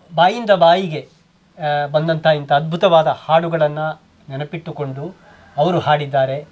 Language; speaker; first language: Kannada; native; Kannada